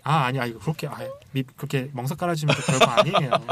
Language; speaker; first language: Korean; native; Korean